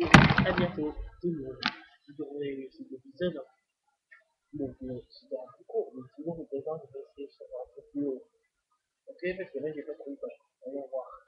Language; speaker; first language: French; native; French